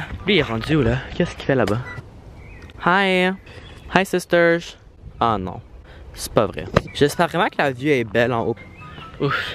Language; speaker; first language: French; native; French